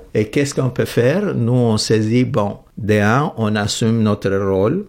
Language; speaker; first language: French; non-native, fluent; Spanish